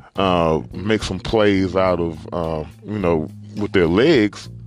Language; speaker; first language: English; native; English